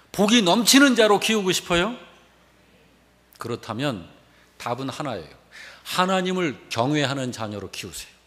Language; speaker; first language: Korean; native; Korean